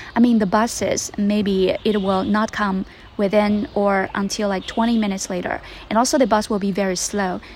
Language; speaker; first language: English; non-native, fluent; Chinese